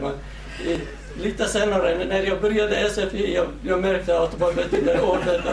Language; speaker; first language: Swedish; non-native, fluent; Central Kurdish